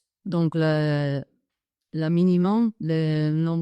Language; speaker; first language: French; non-native, fluent; English